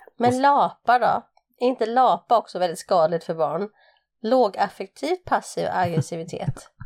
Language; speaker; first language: Swedish; early bilingual, other home language; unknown